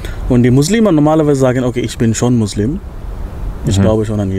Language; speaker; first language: German; non-native, fluent; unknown